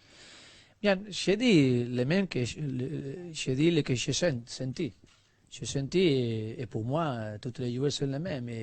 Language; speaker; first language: French; non-native, learner; Spanish